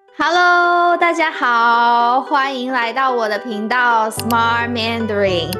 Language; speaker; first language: Chinese; native; Chinese